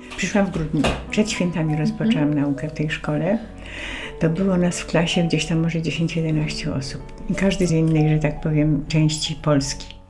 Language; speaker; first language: Polish; native; Polish